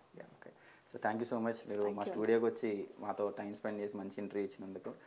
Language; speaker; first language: Telugu; native; Telugu